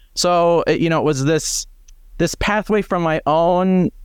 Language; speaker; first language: English; native; English